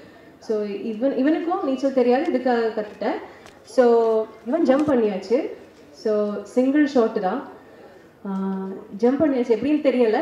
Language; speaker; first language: Tamil; non-native, learner; Malayalam